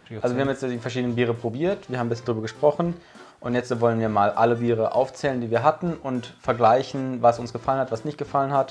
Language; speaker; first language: German; native; German